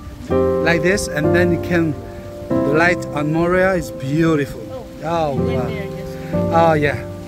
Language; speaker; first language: English; non-native, fluent; French